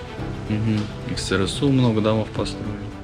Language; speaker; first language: Russian; native; Russian